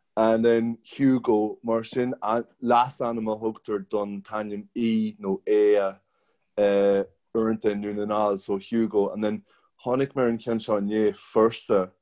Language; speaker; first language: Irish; non-native, local second language; English